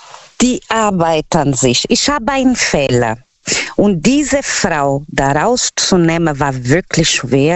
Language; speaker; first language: German; non-native, learner; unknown